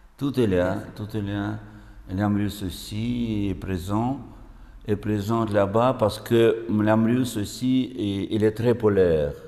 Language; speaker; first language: French; non-native, fluent; Russian